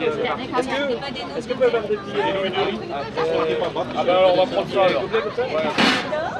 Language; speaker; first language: French; native; French